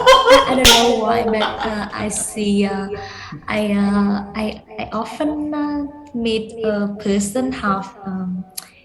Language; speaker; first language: English; non-native, learner; Vietnamese